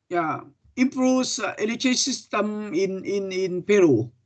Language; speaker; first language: English; non-native, learner; Vietnamese